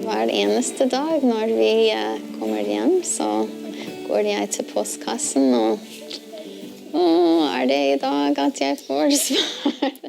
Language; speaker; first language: Norwegian; non-native, learner; English